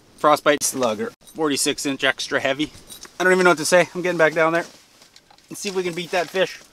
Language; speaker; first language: English; native; English